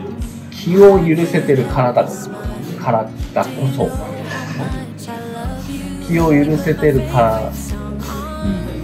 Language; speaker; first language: Japanese; native; Japanese